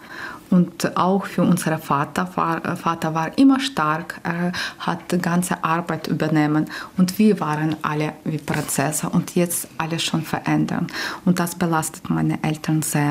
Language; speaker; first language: German; non-native, learner; Ukrainian